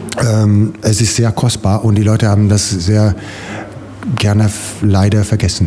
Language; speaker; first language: German; non-native, fluent; Italian